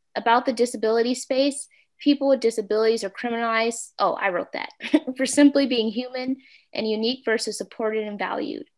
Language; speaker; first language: English; native; English